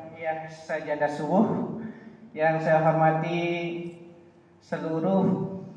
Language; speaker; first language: Indonesian; native; Indonesian